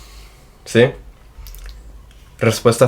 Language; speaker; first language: Spanish; non-native, fluent; English